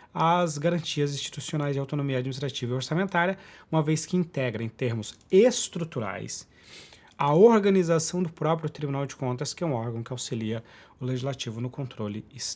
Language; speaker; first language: Portuguese; native; Portuguese